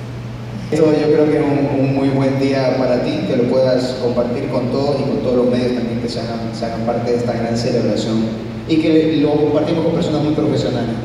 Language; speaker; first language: Spanish; native; Spanish